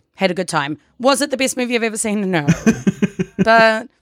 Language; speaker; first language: English; native; English